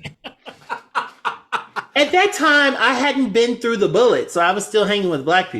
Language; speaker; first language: English; native; English